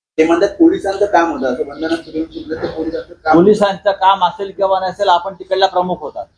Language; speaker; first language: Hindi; non-native, local second language; Marathi